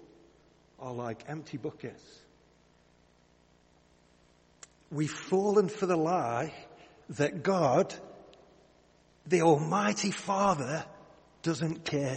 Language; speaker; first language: English; native; English